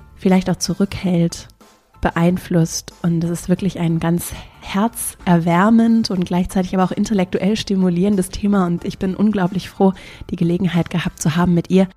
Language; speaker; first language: German; native; German